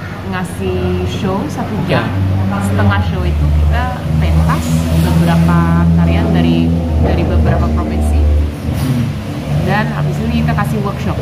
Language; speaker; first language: Indonesian; early bilingual, heritage; English